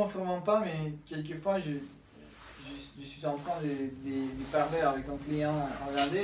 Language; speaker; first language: French; non-native, learner; Spanish